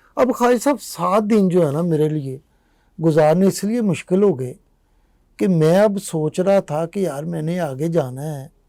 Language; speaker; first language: Urdu; non-native, local second language; Punjabi